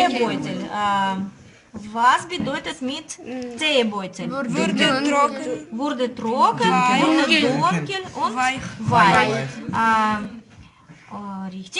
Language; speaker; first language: German; non-native, fluent; Russian